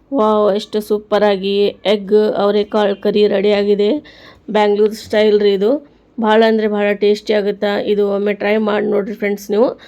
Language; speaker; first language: Kannada; non-native, local second language; Urdu